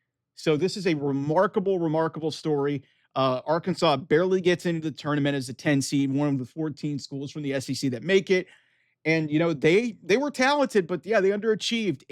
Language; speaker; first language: English; native; English